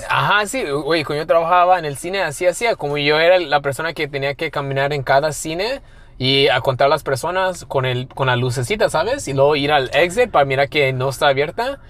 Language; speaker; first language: Spanish; early bilingual, other home language; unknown